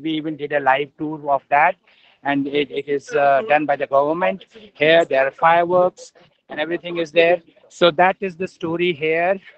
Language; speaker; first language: English; non-native, local second language; Hindi